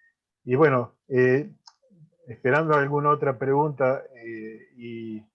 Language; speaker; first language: Spanish; native; Spanish